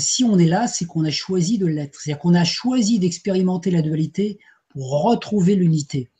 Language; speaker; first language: French; native; French